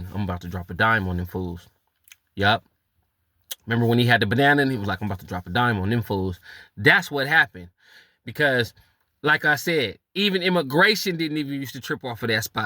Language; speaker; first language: English; native; English